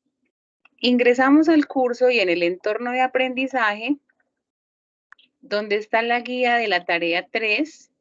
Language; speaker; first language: Spanish; native; Spanish